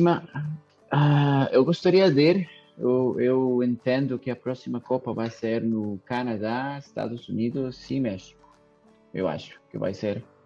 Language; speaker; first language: Portuguese; non-native, fluent; Spanish